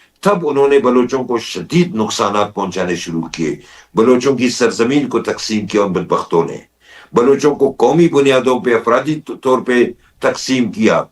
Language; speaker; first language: Urdu; non-native, local second language; Baluchi